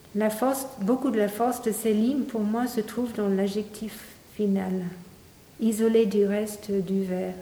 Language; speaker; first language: French; non-native, fluent; English